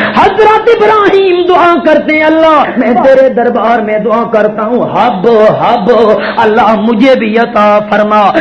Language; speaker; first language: Urdu; non-native, local second language; Punjabi